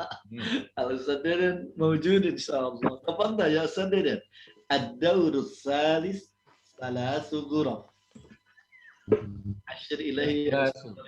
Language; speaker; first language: Arabic; non-native, fluent; Indonesian